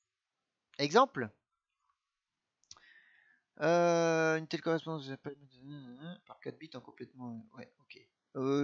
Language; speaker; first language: French; native; French